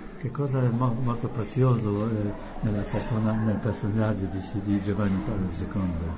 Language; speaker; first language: Italian; non-native, learner; Polish